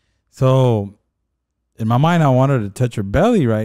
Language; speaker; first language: English; early bilingual, other home language; Spanish